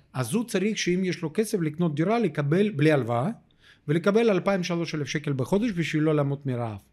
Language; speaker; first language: Hebrew; non-native, fluent; Russian